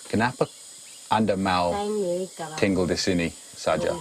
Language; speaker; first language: Indonesian; non-native, learner; English